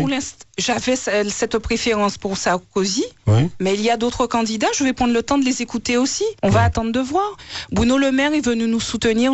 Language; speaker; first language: French; native; French